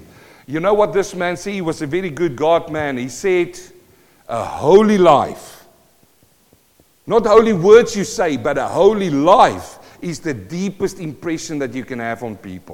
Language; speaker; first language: English; non-native, local second language; Afrikaans